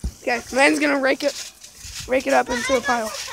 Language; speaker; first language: English; native; English